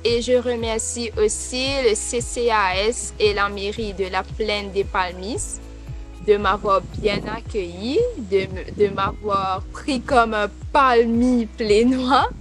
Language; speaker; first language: French; non-native, local second language; Morisyen